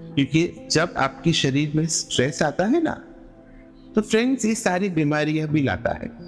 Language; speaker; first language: Hindi; non-native, local second language; Gujarati